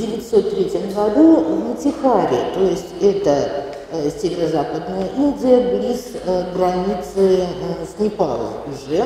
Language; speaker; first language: Russian; native; Russian